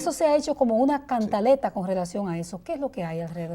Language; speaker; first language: Spanish; native; Spanish